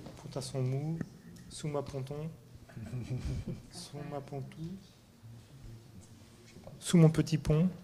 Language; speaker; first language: French; native; French